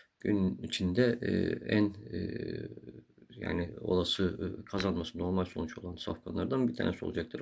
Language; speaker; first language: Turkish; native; Turkish